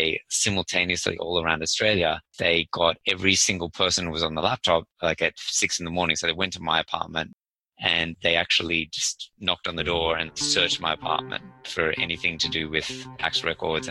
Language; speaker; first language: English; native; English